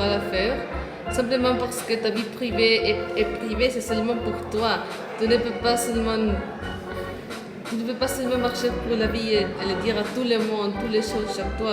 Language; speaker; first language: French; non-native, learner; Spanish